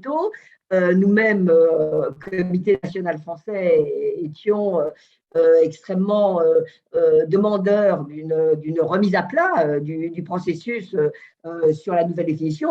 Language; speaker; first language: French; native; French